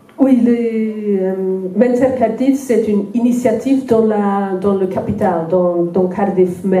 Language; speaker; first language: French; non-native, fluent; Welsh